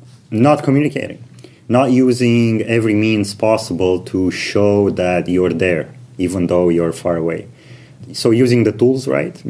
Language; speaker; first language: English; non-native, fluent; Romanian